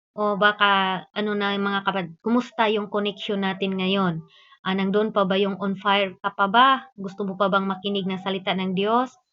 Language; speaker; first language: Filipino; non-native, local second language; Cebuano